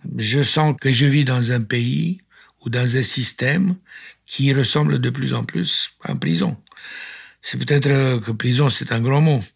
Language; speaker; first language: French; non-native, fluent; Romanian